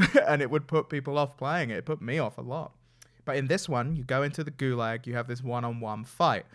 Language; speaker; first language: English; native; English